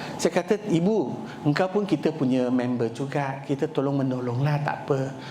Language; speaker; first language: Malay; non-native, local second language; Chinese